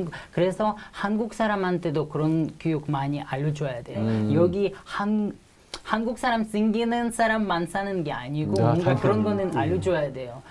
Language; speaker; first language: Korean; non-native, learner; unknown